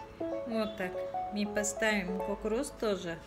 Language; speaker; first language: Russian; non-native, learner; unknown